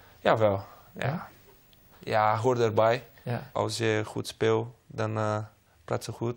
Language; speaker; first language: Dutch; non-native, learner; Portuguese